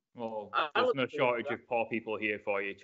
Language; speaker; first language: English; native; English